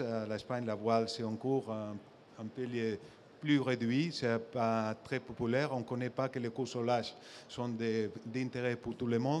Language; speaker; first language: French; non-native, fluent; Spanish